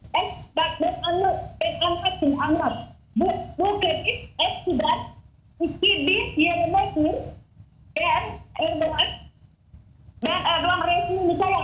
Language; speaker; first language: Turkish; non-native, learner; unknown